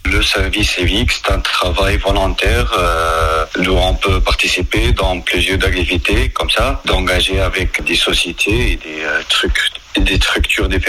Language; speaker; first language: French; non-native, local second language; Arabic